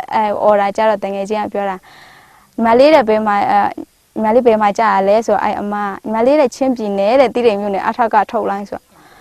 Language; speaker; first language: Burmese; native; Burmese